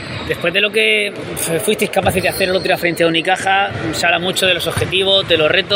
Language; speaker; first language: Spanish; native; Spanish